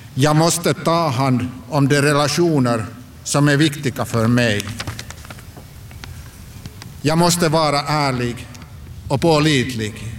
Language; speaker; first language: Swedish; non-native, local second language; Finnish